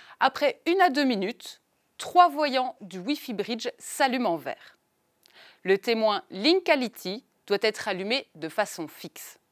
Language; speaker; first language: French; native; French